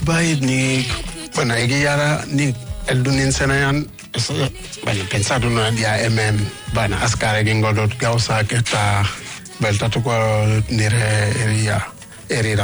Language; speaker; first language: Basque; non-native, learner; Wolof